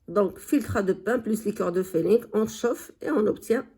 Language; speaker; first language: French; non-native, local second language; Arabic